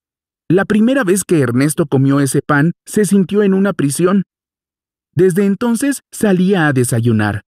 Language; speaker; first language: Spanish; native; Spanish